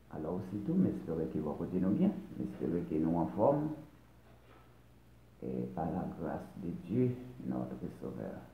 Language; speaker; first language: French; non-native, local second language; Haitian Creole